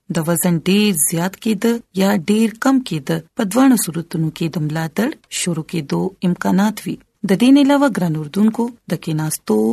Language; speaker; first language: Pashto; non-native, local second language; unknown